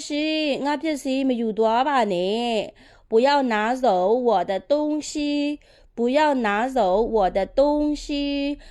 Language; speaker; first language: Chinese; non-native, fluent; Burmese